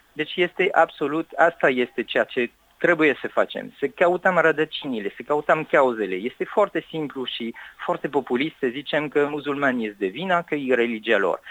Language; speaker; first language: Romanian; non-native, fluent; French